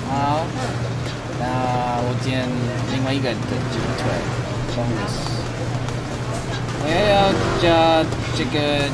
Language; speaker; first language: Chinese; non-native, learner; English